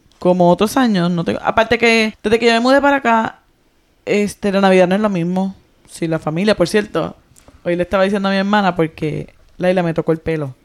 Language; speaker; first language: Spanish; native; Spanish